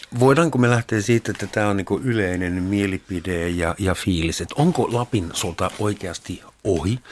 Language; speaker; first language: Finnish; non-native, fluent; German